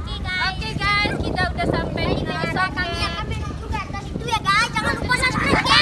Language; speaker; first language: Indonesian; non-native, local second language; Minangkabau